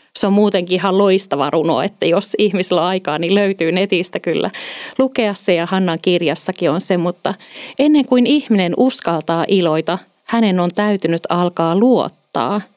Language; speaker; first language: Finnish; native; Finnish